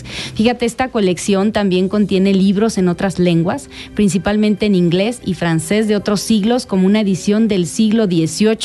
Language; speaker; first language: Spanish; native; Spanish